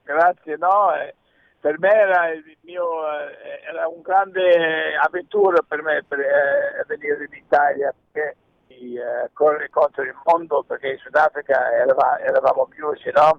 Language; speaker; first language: Italian; early bilingual, heritage; English